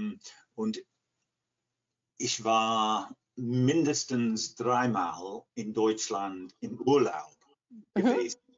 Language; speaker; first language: German; non-native, fluent; English